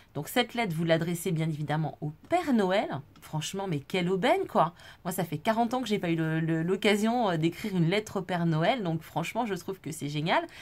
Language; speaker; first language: French; native; French